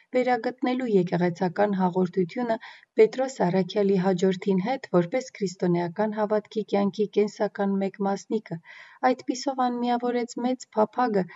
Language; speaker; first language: Armenian; early bilingual, heritage; Armenian